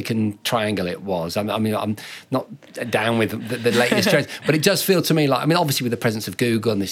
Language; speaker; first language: English; native; English